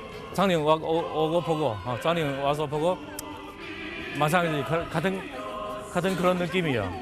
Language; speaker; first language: Korean; non-native, fluent; Chinese